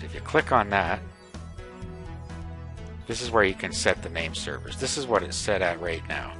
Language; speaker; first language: English; native; English